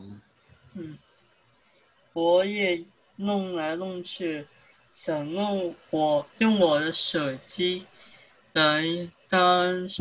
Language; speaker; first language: Chinese; early bilingual, heritage; English